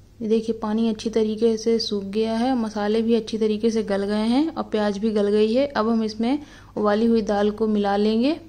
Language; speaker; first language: Hindi; native; Hindi